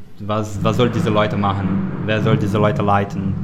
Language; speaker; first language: German; non-native, learner; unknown